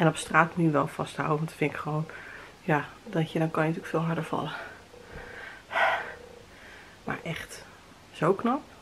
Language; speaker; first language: Dutch; native; Dutch